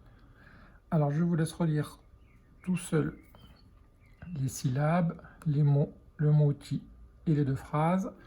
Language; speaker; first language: French; native; French